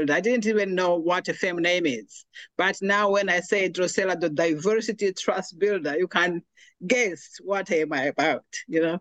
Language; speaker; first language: English; non-native, local second language; Kinyarwanda